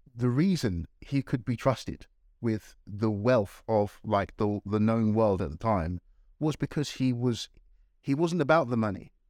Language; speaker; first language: English; native; English